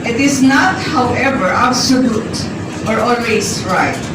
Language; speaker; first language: English; non-native, local second language; Filipino